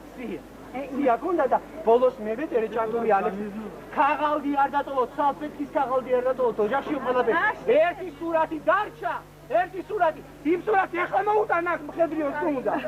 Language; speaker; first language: Georgian; non-native, local second language; Mingrelian